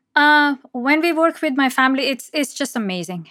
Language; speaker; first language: English; non-native, fluent; Persian